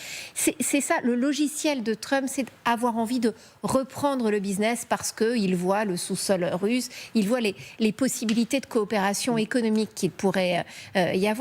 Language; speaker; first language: French; native; French